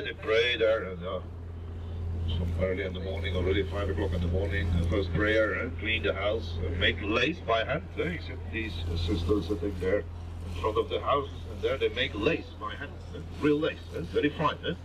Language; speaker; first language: English; non-native, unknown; Dutch